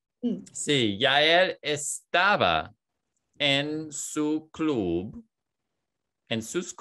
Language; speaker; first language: Spanish; non-native, learner; English